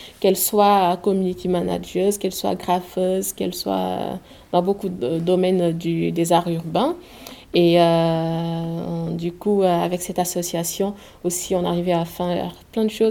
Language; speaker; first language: French; non-native, local second language; Wolof